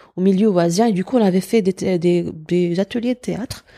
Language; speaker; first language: French; non-native, local second language; Arabic